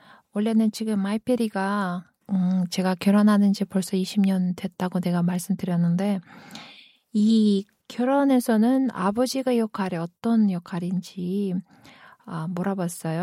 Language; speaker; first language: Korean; non-native, fluent; Kyrgyz